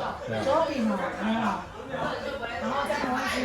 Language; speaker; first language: Chinese; native; Chinese